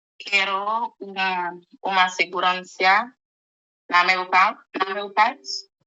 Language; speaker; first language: Portuguese; non-native, learner; Haitian Creole